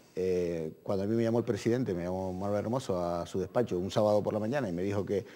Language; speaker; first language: Spanish; native; Spanish